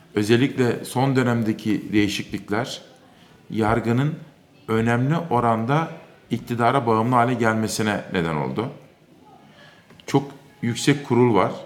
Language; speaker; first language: Turkish; native; Turkish